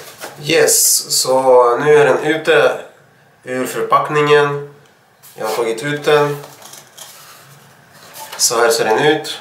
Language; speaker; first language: Swedish; non-native, fluent; Russian